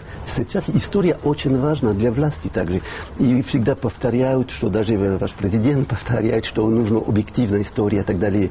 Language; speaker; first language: Russian; non-native, fluent; French